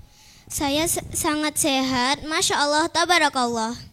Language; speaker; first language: Indonesian; native; Indonesian